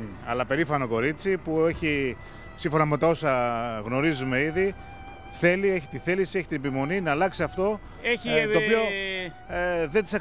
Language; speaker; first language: Greek; native; Greek